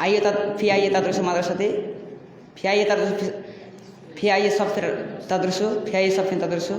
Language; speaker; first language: Arabic; non-native, learner; Bangla